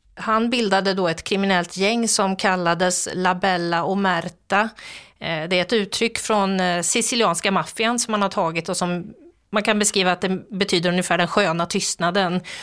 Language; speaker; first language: Swedish; native; Swedish